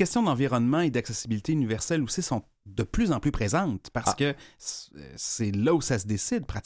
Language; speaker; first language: French; native; French